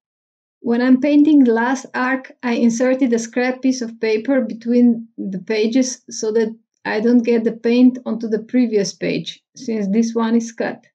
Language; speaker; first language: English; non-native, fluent; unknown